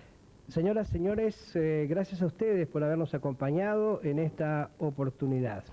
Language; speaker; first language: Spanish; native; Spanish